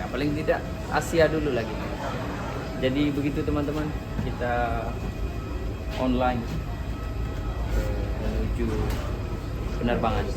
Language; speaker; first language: Indonesian; non-native, local second language; Sasak